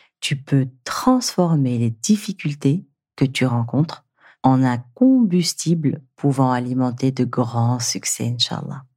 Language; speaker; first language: French; native; French